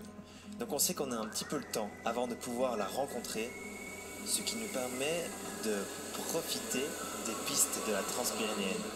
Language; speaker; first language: French; native; French